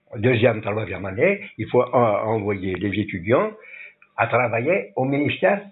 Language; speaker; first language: French; non-native, local second language; Kabyle